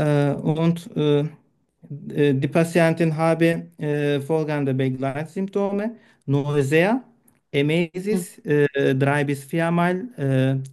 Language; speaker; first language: German; non-native, learner; Turkish